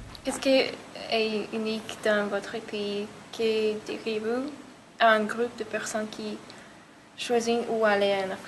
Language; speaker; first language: French; non-native, learner; English